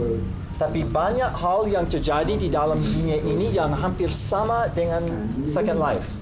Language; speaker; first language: Indonesian; non-native, fluent; English